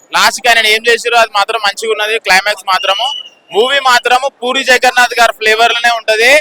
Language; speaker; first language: Telugu; native; Telugu